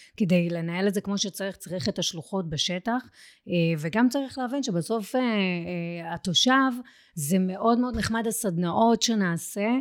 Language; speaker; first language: Hebrew; native; Hebrew